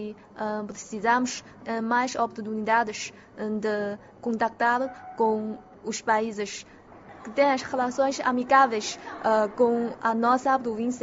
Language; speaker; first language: Portuguese; non-native, fluent; Chinese